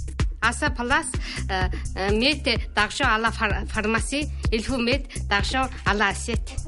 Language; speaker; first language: French; non-native, learner; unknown